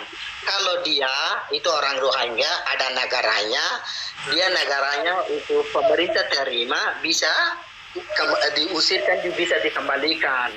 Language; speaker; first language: Indonesian; non-native, learner; Rohingya